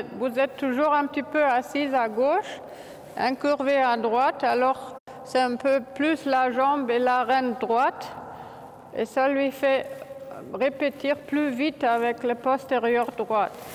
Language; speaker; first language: French; non-native, fluent; German